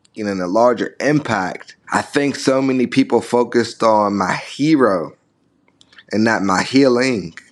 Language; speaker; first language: English; native; English